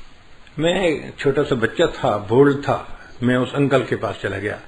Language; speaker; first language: Urdu; native; Urdu